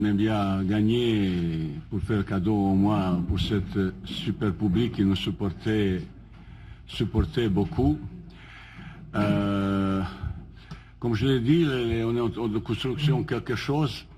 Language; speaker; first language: French; non-native, fluent; Bosnian